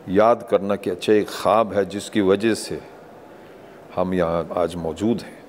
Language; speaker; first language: Hindi; non-native, local second language; English